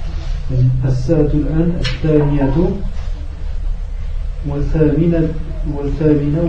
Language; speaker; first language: Arabic; non-native, learner; French